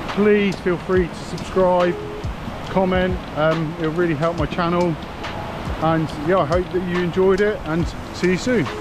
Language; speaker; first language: English; native; English